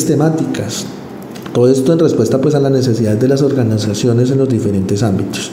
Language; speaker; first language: Spanish; native; Spanish